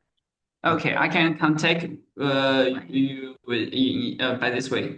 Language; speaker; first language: English; non-native, learner; Chinese